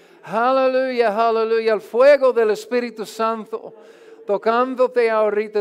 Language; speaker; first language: Spanish; non-native, learner; English